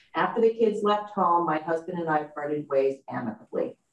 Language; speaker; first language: English; native; English